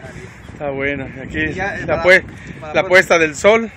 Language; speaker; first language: Spanish; native; Spanish